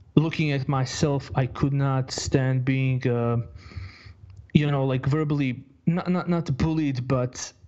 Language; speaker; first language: English; non-native, fluent; Croatian